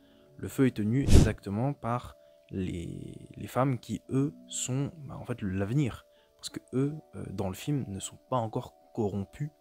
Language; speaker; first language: French; native; French